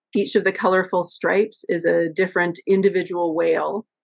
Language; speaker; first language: English; native; English